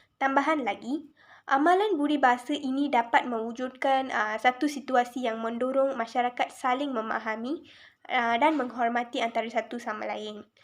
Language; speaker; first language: Malay; non-native, local second language; Tamil